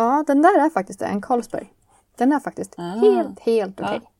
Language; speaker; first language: Swedish; native; Swedish